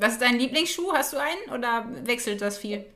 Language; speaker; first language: German; native; German